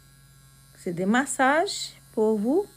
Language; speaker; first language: French; non-native, learner; Portuguese